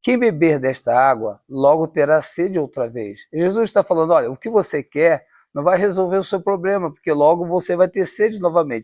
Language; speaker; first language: Portuguese; native; Portuguese